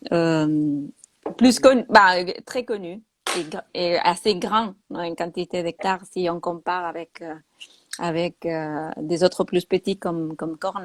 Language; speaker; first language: French; non-native, fluent; Spanish